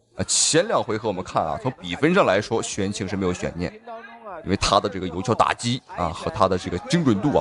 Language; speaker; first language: Chinese; native; Chinese